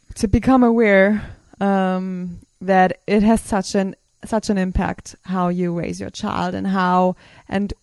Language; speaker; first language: English; non-native, fluent; German